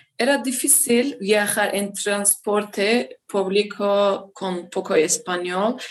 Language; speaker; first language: Spanish; non-native, learner; Turkish